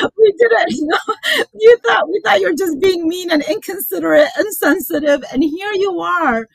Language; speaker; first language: English; early bilingual, other home language; Arabic